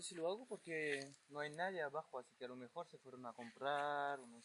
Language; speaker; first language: Spanish; native; Spanish